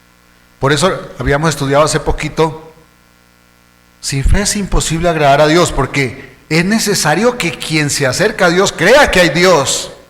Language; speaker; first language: Spanish; native; Spanish